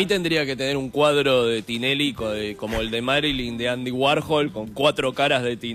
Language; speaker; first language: Spanish; native; Spanish